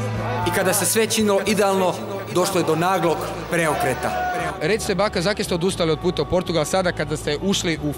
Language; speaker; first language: Serbian; native; Serbian